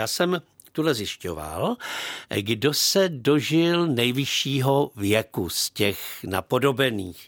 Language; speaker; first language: Czech; native; Czech